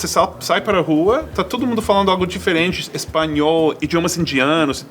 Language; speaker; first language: Portuguese; non-native, fluent; English